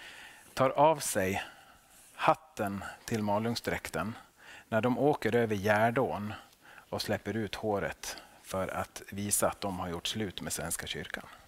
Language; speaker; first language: Swedish; non-native, local second language; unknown